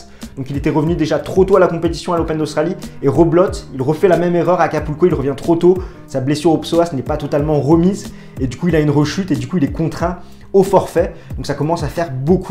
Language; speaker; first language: French; native; French